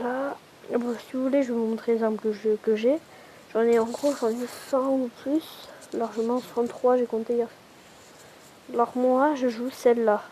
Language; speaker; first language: French; native; French